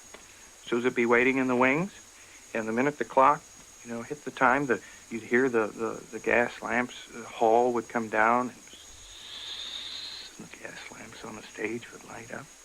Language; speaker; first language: English; native; English